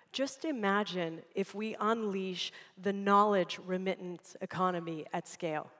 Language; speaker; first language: English; native; English